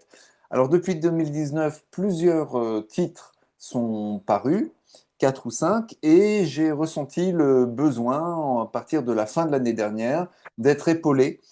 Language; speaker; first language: French; native; French